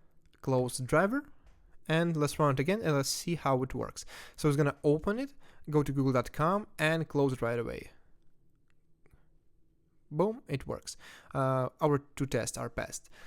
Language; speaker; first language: English; non-native, fluent; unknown